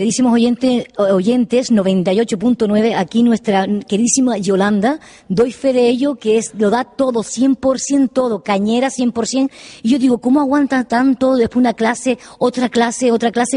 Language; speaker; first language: Spanish; native; Spanish